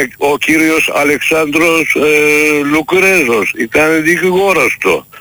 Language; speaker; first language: Greek; non-native, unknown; Turkish